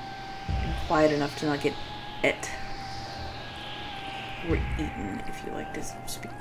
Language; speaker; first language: English; native; English